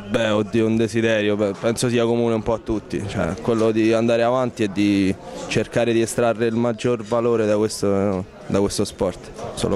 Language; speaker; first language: Italian; native; Italian